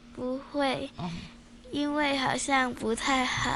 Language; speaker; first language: Chinese; non-native, local second language; Cantonese